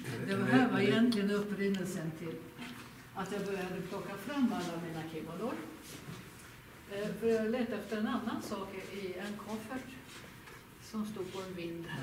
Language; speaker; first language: Swedish; native; Swedish